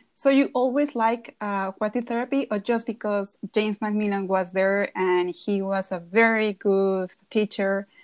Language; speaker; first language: English; non-native, fluent; Spanish